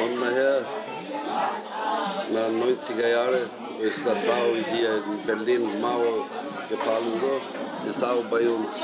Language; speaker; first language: German; non-native, learner; Albanian